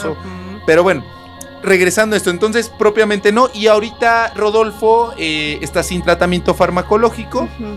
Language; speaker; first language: Spanish; native; Spanish